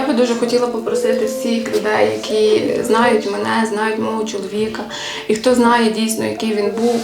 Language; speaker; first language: Ukrainian; native; Ukrainian